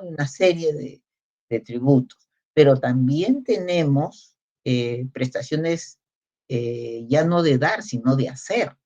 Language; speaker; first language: Spanish; native; Spanish